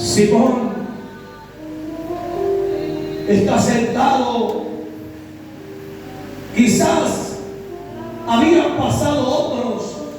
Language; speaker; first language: Spanish; native; Spanish